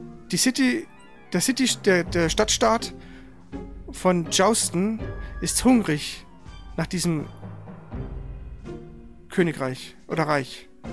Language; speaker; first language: German; native; German